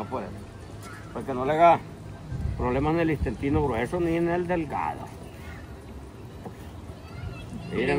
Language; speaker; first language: Spanish; native; Spanish